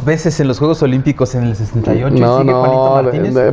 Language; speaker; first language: Spanish; native; Spanish